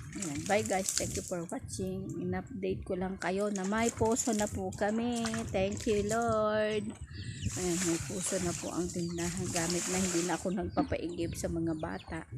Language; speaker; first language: Filipino; native; Filipino